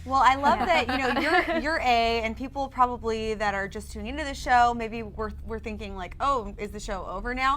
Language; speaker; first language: English; native; English